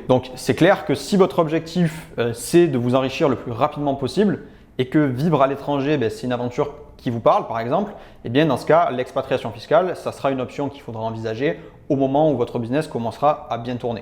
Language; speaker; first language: French; native; French